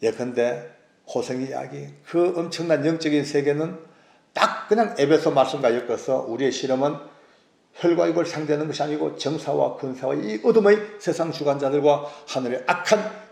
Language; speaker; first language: Korean; native; Korean